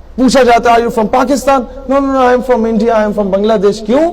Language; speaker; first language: Urdu; native; Urdu